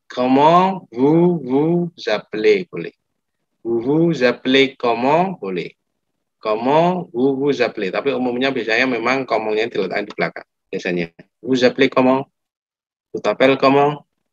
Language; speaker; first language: French; non-native, fluent; Indonesian